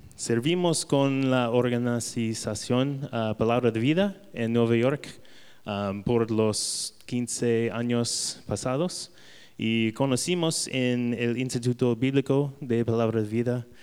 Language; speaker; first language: Spanish; non-native, learner; English